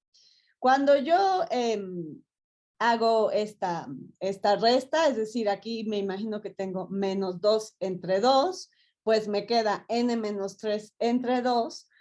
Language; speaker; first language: Spanish; native; Spanish